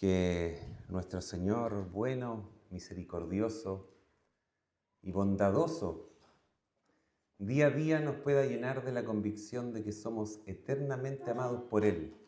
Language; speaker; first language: Spanish; native; Spanish